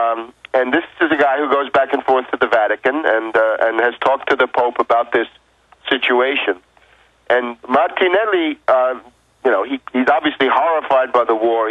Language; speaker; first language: English; native; English